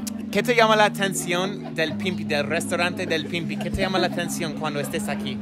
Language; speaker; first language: Spanish; non-native, fluent; English